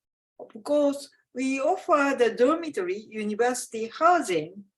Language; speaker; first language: English; non-native, fluent; Japanese